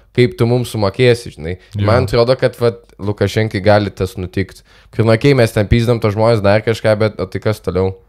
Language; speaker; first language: Lithuanian; non-native, local second language; Russian